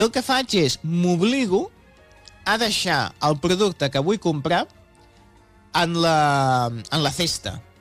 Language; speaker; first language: Catalan; native; Catalan